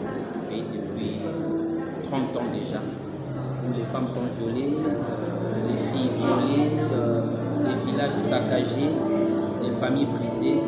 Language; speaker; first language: French; non-native, local second language; Lingala